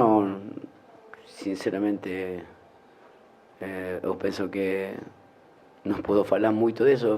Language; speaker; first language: Portuguese; non-native, fluent; Spanish